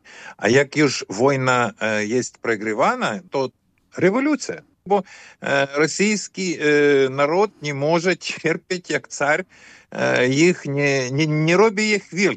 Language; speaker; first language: Polish; non-native, fluent; Ukrainian